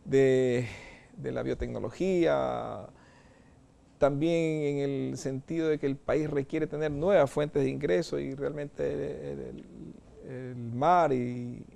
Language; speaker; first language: Spanish; native; Spanish